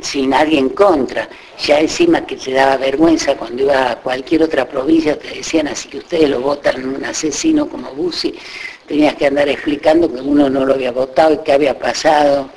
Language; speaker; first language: Spanish; native; Spanish